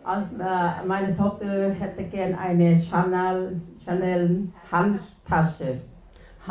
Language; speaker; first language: German; non-native, learner; Thai